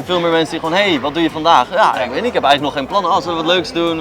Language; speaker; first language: Dutch; native; Dutch